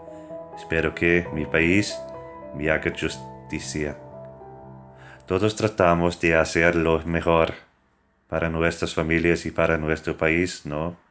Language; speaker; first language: Spanish; non-native, fluent; English